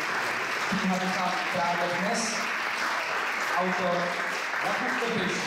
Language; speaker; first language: Czech; native; Czech